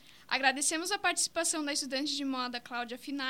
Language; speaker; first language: Portuguese; native; Portuguese